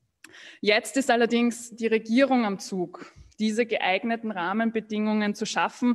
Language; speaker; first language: German; native; German